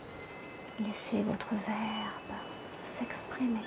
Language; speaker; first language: French; native; French